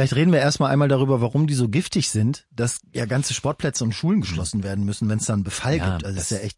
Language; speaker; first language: German; native; German